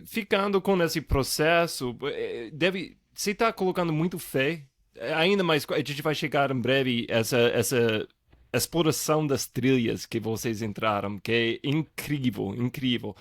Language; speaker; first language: Portuguese; non-native, fluent; English